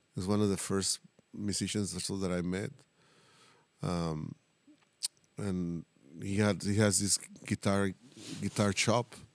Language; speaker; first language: English; non-native, fluent; Spanish